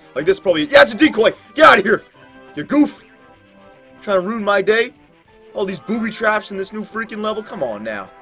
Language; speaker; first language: English; native; English